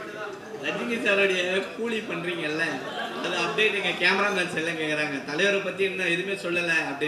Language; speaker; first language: Tamil; native; Tamil